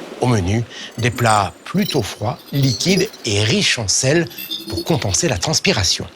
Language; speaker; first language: French; native; French